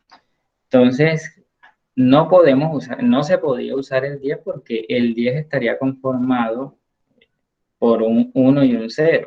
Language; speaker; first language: Spanish; native; Spanish